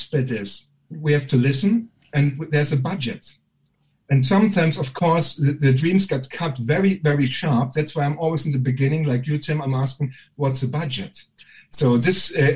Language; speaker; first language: English; non-native, fluent; German